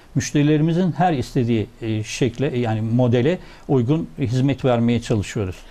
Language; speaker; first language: Turkish; native; Turkish